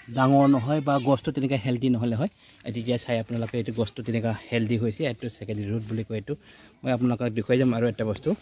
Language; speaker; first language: Assamese; non-native, local second language; Garo